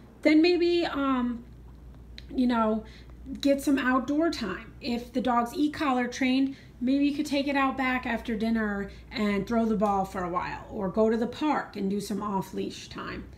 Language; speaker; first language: English; native; English